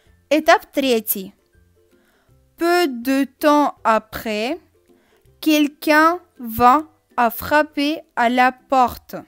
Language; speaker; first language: French; non-native, fluent; Russian